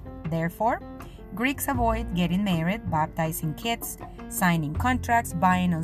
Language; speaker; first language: English; non-native, fluent; Spanish